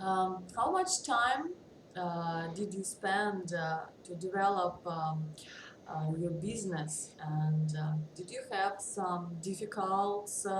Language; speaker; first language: English; non-native, learner; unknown